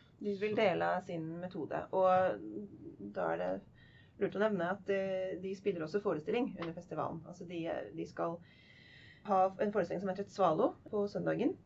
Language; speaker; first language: Norwegian; non-native, fluent; English